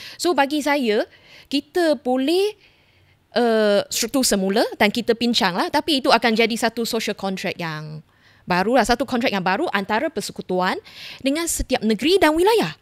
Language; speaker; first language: Malay; non-native, local second language; Chinese